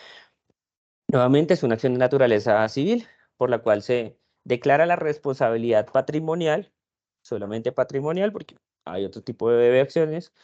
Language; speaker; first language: Spanish; native; Spanish